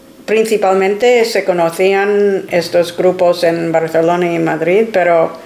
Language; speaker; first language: Spanish; non-native, fluent; English